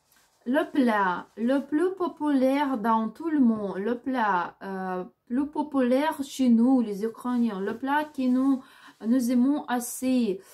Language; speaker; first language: French; non-native, learner; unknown